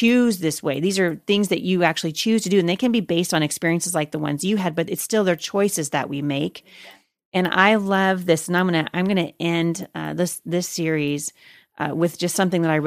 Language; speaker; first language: English; native; English